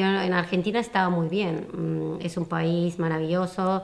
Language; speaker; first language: Spanish; native; Spanish